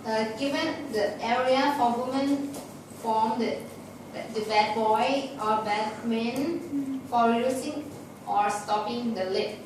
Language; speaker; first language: English; non-native, learner; Thai